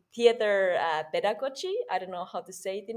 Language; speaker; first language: English; non-native, fluent; Finnish